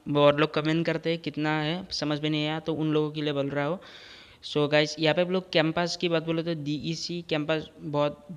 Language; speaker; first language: Hindi; non-native, local second language; Assamese